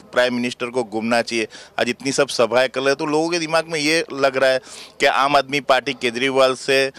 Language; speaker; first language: Hindi; non-native, local second language; Gujarati